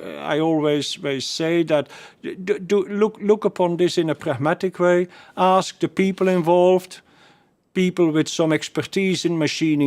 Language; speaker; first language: English; non-native, fluent; Dutch